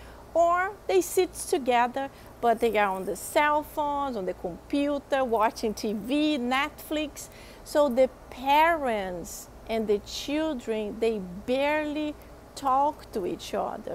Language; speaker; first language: English; non-native, fluent; Portuguese